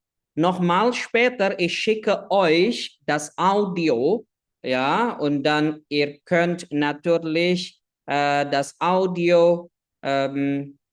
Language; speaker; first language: German; non-native, fluent; Indonesian